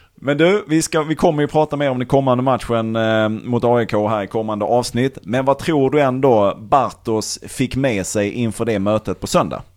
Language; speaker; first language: Swedish; native; Swedish